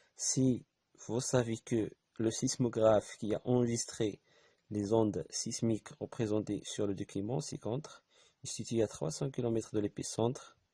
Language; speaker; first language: French; non-native, local second language; Arabic